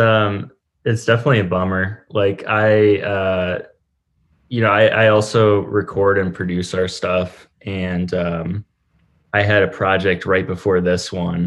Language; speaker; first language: English; native; English